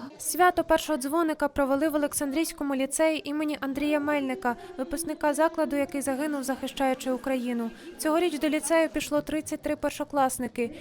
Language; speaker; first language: Ukrainian; native; Ukrainian